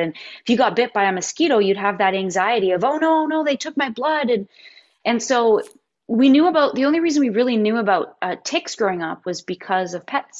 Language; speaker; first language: English; native; English